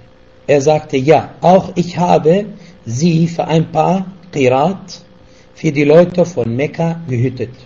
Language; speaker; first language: German; non-native, fluent; Arabic